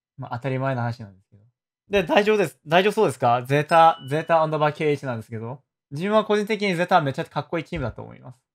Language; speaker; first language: Japanese; non-native, fluent; Korean